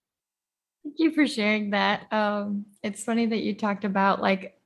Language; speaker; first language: English; native; English